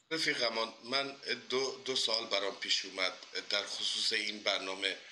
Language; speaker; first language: Persian; non-native, local second language; Kurdish